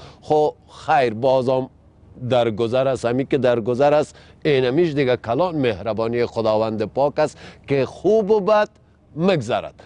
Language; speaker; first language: Persian; native; Persian